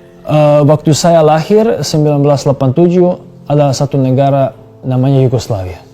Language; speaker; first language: Indonesian; non-native, fluent; Serbian